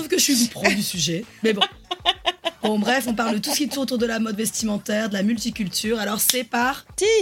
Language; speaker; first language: French; native; French